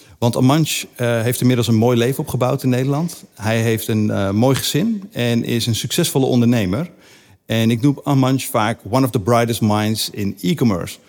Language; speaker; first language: Dutch; native; Dutch